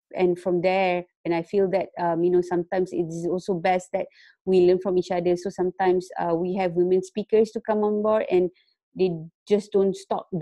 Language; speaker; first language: English; non-native, local second language; Malay